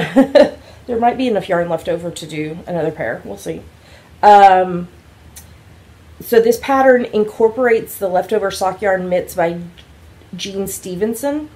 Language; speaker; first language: English; native; English